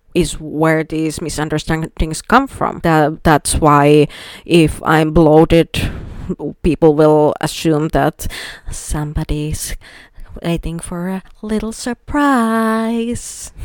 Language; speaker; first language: English; non-native, fluent; Swedish